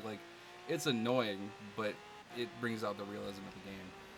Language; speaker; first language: English; native; English